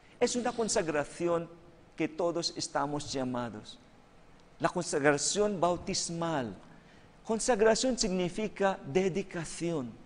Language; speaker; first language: Spanish; non-native, fluent; Filipino